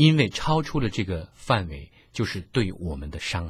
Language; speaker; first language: Chinese; native; Chinese